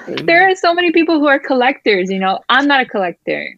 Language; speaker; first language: English; early bilingual, other home language; Spanish